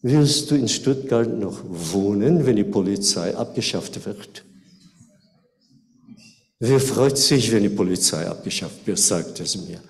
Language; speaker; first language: German; non-native, fluent; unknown